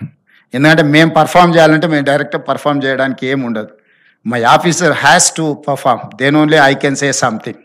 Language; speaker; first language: Telugu; native; Telugu